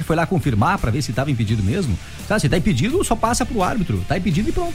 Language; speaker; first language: Portuguese; native; Portuguese